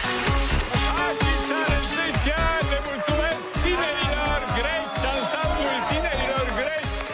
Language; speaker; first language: Romanian; native; Romanian